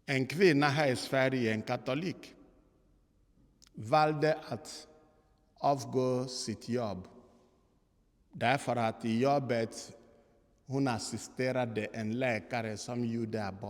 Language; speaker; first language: Swedish; non-native, fluent; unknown